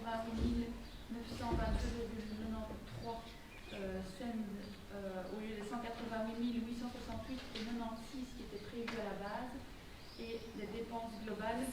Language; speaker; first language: French; native; French